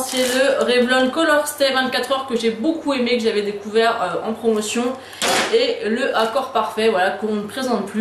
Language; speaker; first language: French; native; French